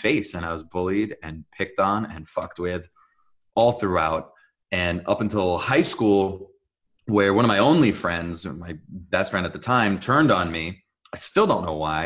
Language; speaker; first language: English; early bilingual, other home language; Hebrew